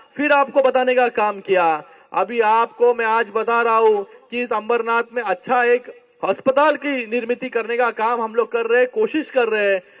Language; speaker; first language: Hindi; non-native, local second language; Marathi